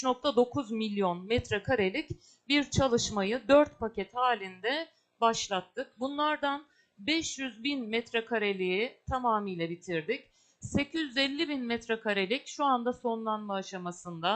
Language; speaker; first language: Turkish; native; Turkish